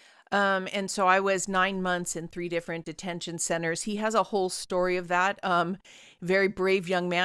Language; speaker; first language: English; native; English